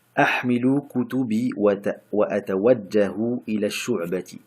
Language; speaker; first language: Arabic; non-native, fluent; French